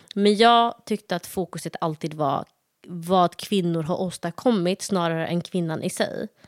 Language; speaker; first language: Swedish; early bilingual, other home language; Somali